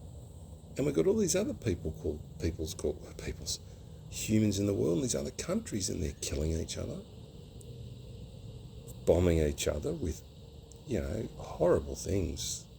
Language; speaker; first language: English; native; English